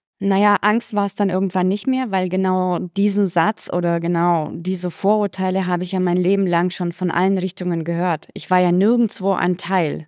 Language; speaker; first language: German; early bilingual, other home language; Russian